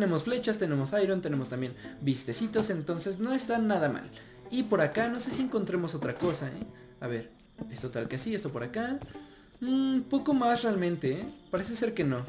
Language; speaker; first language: Spanish; native; Spanish